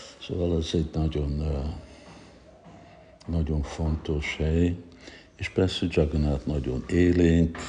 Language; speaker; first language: Hungarian; early bilingual, heritage; Hungarian